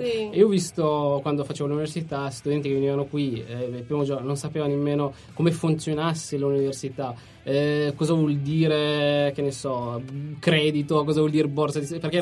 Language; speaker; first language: Italian; non-native, fluent; Arabic